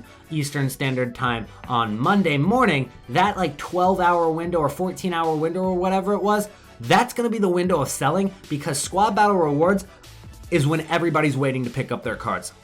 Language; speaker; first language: English; native; English